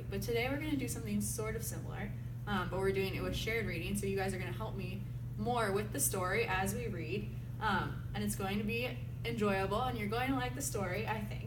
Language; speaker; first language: English; native; English